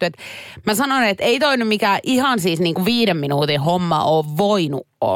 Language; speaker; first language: Finnish; native; Finnish